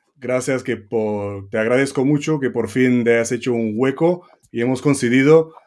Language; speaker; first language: Spanish; non-native, fluent; Romanian